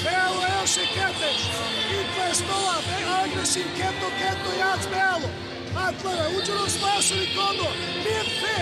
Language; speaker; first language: Hungarian; non-native, learner; Russian